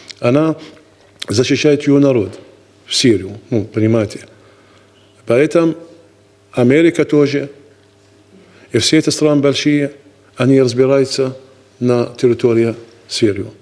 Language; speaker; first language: Russian; non-native, learner; Arabic